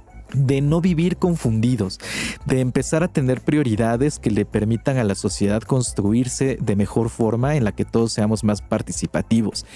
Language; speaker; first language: Spanish; native; Spanish